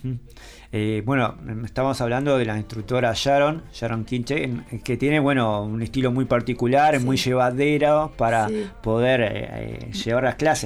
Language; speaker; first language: Spanish; native; Spanish